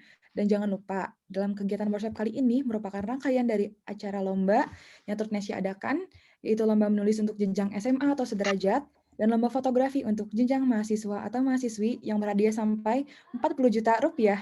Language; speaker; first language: Indonesian; native; Indonesian